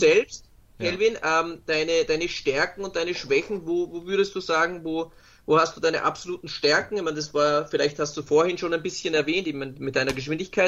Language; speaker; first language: German; native; German